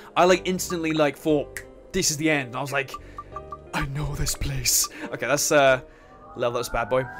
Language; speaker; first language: English; native; English